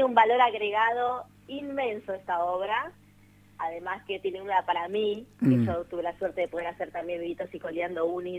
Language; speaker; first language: Spanish; native; Spanish